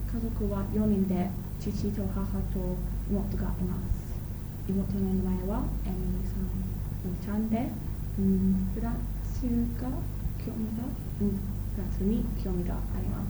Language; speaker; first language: Japanese; non-native, learner; English